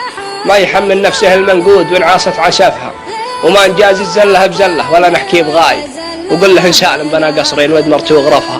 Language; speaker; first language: Arabic; native; Arabic